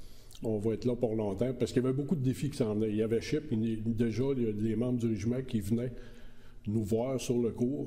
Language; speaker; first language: French; native; French